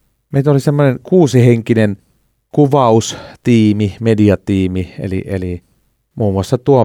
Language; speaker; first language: Finnish; native; Finnish